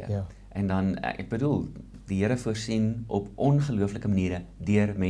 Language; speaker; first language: Afrikaans; native; Afrikaans